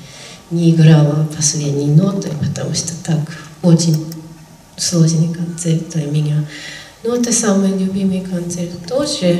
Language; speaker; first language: Russian; non-native, learner; Japanese